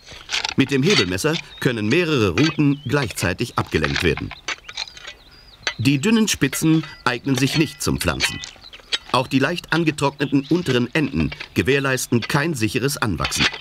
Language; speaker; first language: German; native; German